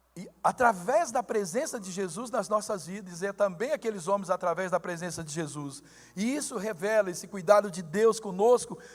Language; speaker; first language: Portuguese; native; Portuguese